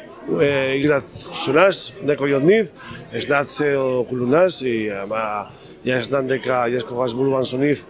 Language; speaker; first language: Macedonian; non-native, fluent; Spanish